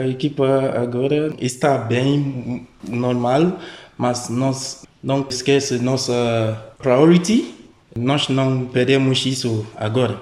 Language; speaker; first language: Portuguese; non-native, learner; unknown